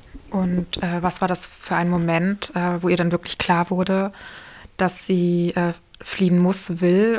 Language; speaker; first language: German; native; German